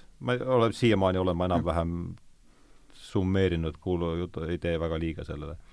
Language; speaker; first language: Estonian; native; Estonian